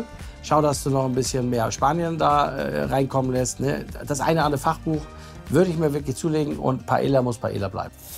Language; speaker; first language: German; native; German